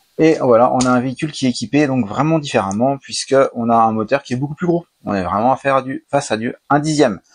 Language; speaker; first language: French; native; French